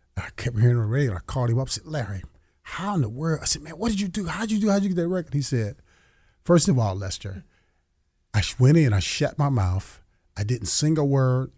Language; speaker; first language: English; native; English